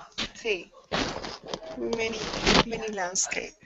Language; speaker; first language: English; non-native, learner; Spanish